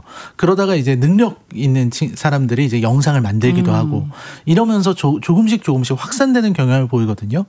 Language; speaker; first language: Korean; native; Korean